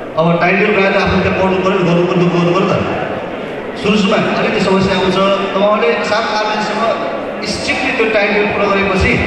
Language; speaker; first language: Nepali; native; Nepali